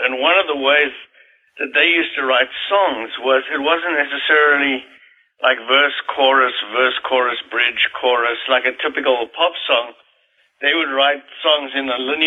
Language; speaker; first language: English; native; English